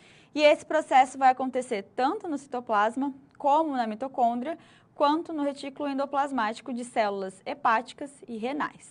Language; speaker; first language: Portuguese; native; Portuguese